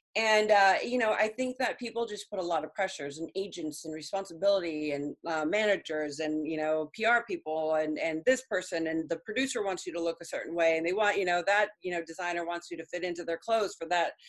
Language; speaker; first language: English; early bilingual, other home language; Spanish